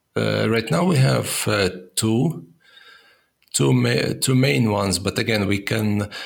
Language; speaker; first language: English; non-native, fluent; Estonian